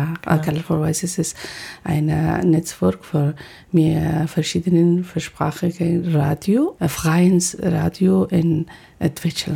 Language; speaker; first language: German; non-native, learner; Persian